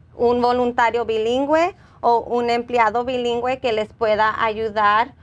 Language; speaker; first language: Spanish; early bilingual, heritage; Spanish